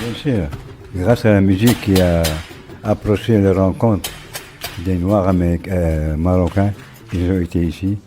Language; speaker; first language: French; non-native, local second language; Arabic